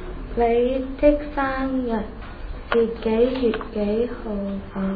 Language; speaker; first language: Chinese; early bilingual, heritage; Chinese